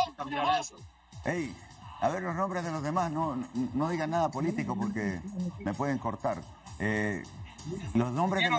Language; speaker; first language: Spanish; native; Spanish